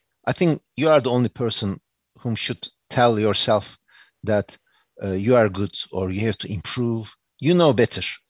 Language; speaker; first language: English; non-native, fluent; Turkish